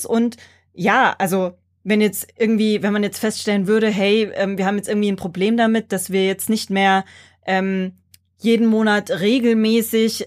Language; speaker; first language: German; native; German